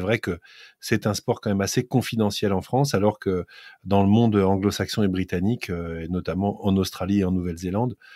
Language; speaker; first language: French; native; French